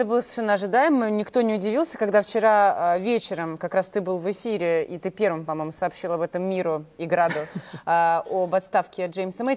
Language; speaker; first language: Russian; native; Russian